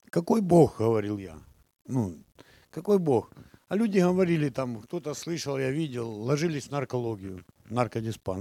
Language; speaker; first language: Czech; non-native, learner; Russian